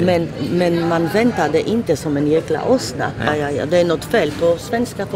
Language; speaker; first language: Swedish; non-native, fluent; Polish